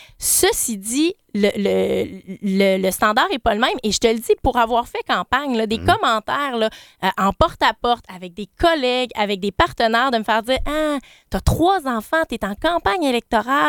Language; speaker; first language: French; native; French